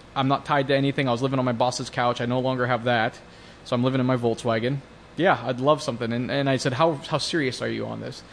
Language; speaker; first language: English; native; English